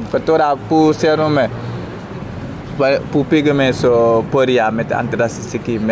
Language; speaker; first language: Greek; non-native, learner; Wolof